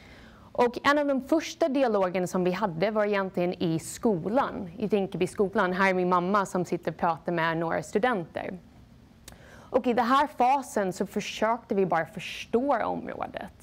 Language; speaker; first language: Swedish; non-native, fluent; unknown